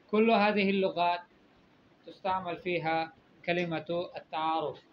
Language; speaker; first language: Arabic; non-native, fluent; Urdu